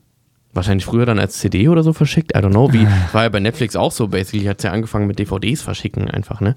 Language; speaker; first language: German; native; German